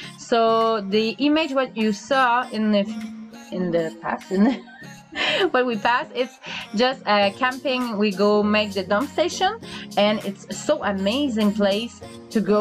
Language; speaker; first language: English; non-native, learner; French